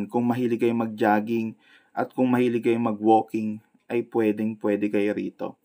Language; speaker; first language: Filipino; native; Filipino